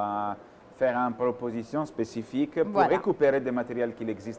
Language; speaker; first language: French; non-native, fluent; Italian